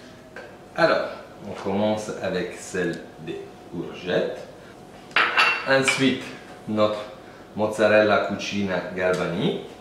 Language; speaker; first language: French; non-native, fluent; Italian